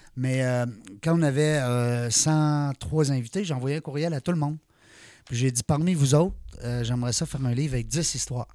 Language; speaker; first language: French; native; French